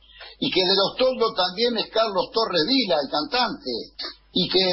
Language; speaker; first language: Spanish; native; Spanish